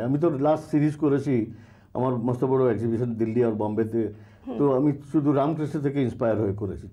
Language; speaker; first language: Bangla; non-native, fluent; Gujarati